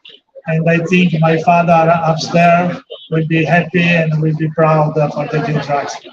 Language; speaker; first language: English; non-native, fluent; Italian